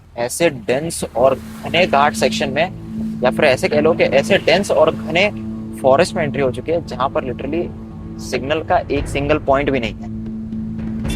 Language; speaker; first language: Hindi; non-native, local second language; Kannada